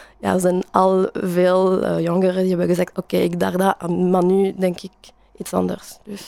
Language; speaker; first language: Dutch; non-native, learner; French